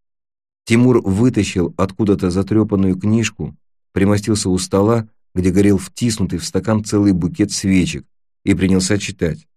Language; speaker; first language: Russian; native; Russian